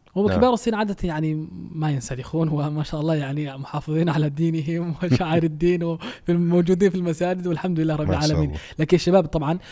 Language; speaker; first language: Arabic; non-native, fluent; Danish